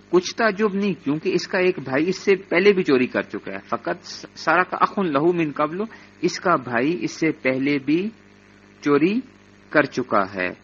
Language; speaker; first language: Urdu; native; Urdu